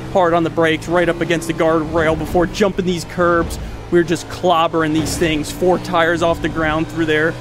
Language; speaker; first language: English; native; English